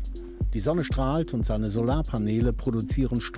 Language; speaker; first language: German; native; German